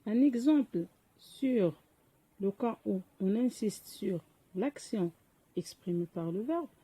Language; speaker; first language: French; non-native, local second language; Arabic